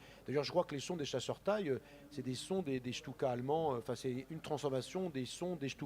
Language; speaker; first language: French; native; French